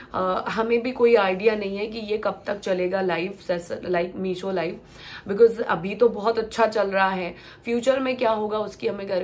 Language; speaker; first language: Hindi; non-native, local second language; Gujarati